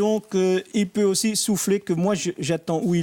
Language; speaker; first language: French; non-native, fluent; Dutch